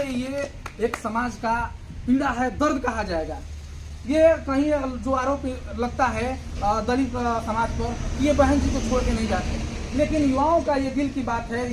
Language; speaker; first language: Hindi; native; Hindi